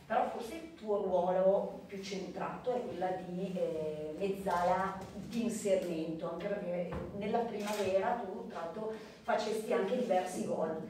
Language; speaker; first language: Italian; native; Italian